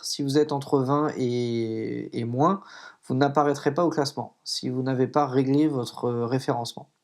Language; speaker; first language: French; native; French